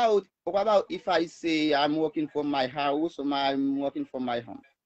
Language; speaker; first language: English; non-native, learner; Haitian Creole